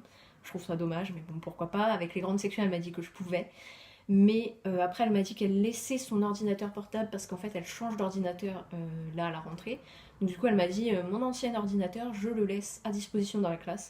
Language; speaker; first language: French; native; French